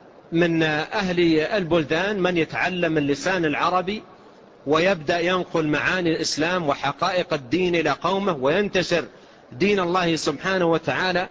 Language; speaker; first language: Arabic; native; Arabic